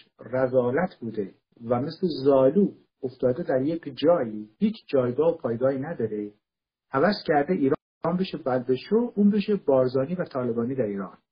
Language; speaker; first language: Persian; non-native, local second language; Kurdish